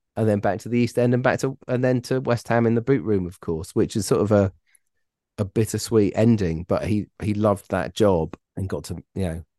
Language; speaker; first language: English; native; English